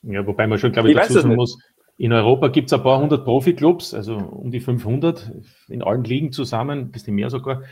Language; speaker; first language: German; native; German